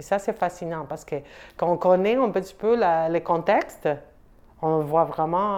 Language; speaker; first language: French; non-native, fluent; Spanish